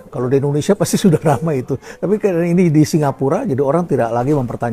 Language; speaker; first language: Indonesian; native; Indonesian